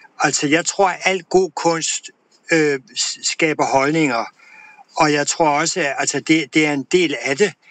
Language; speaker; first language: Danish; native; Danish